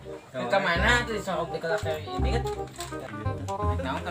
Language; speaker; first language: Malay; non-native, local second language; Sundanese